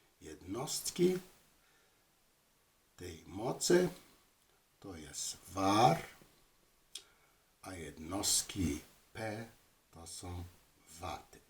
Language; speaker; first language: Polish; non-native, learner; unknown